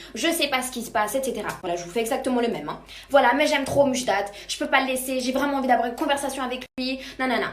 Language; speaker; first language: French; native; French